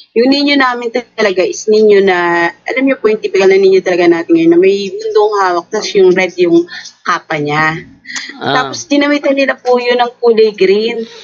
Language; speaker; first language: Filipino; native; Filipino